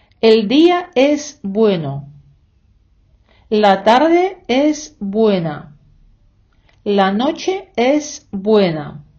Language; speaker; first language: Spanish; non-native, fluent; Ukrainian